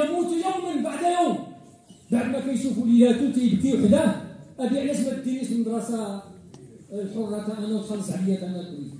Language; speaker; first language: Arabic; native; Arabic